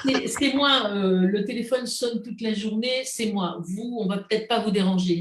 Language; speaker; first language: French; native; French